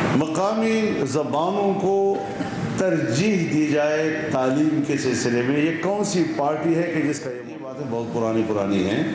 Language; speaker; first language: Urdu; non-native, local second language; Pashto